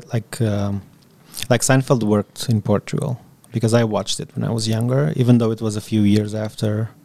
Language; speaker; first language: English; non-native, fluent; Portuguese